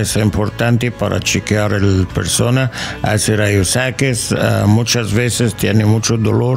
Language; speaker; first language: Spanish; non-native, learner; English